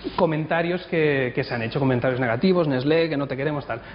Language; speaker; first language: Spanish; non-native, local second language; Catalan